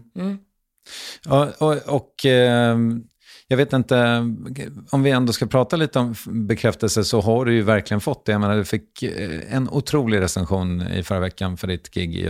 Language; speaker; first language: Swedish; native; Swedish